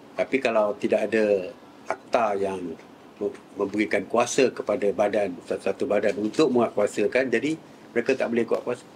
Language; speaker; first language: Malay; native; Malay